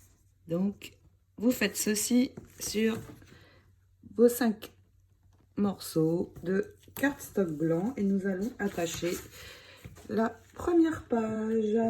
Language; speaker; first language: French; native; French